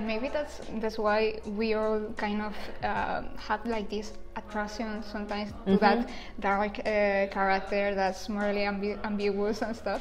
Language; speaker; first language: English; non-native, fluent; Spanish